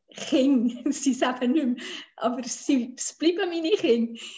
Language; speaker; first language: German; non-native, fluent; Swiss German